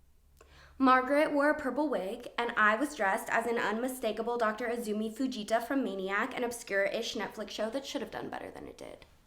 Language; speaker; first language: English; native; English